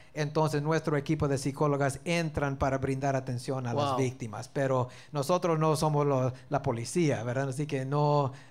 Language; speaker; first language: Spanish; early bilingual, heritage; Spanish